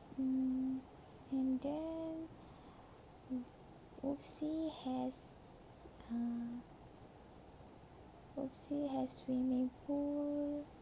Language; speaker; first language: English; non-native, learner; Malay